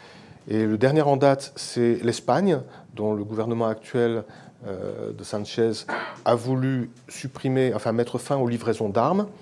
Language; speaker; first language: French; native; French